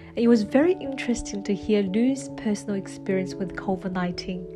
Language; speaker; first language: English; non-native, fluent; Chinese